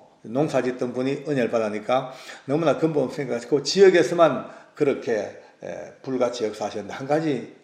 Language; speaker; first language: Korean; native; Korean